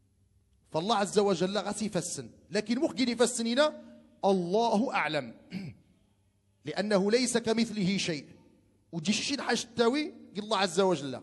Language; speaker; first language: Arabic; non-native, local second language; Riffian